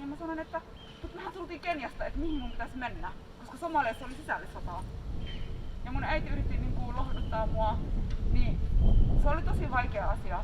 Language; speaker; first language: Finnish; early bilingual, other home language; Somali